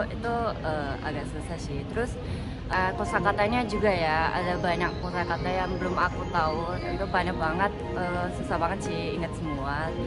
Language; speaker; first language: Indonesian; non-native, fluent; Japanese